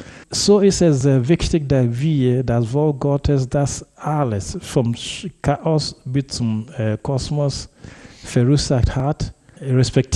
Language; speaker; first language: German; non-native, fluent; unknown